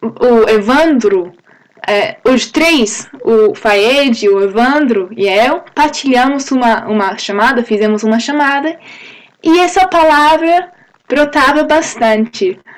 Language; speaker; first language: Portuguese; non-native, fluent; English